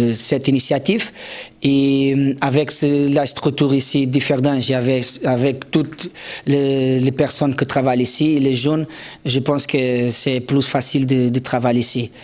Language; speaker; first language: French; non-native, learner; Portuguese